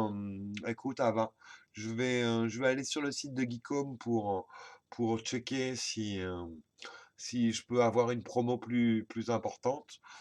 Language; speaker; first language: French; native; French